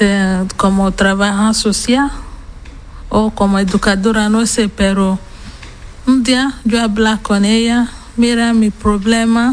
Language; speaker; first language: Spanish; non-native, learner; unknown